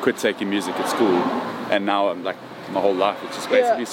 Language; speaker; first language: English; native; English